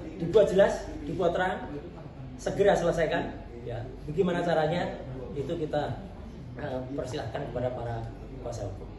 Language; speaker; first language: Indonesian; non-native, local second language; Javanese